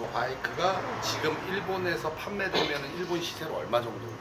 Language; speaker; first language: Korean; native; Korean